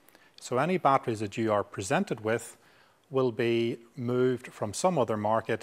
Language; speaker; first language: English; native; English